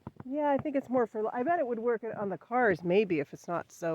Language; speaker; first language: English; native; English